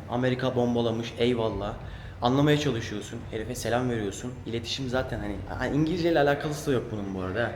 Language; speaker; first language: Turkish; native; Turkish